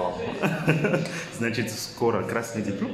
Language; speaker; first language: Russian; non-native, learner; French